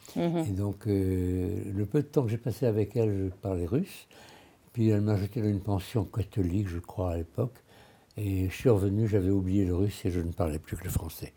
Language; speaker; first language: French; early bilingual, other home language; Russian